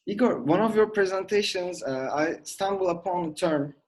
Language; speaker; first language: English; non-native, fluent; Turkish